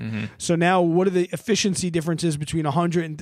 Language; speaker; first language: English; native; English